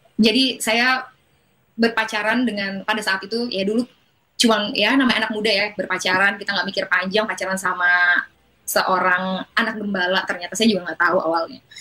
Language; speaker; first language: Indonesian; native; Indonesian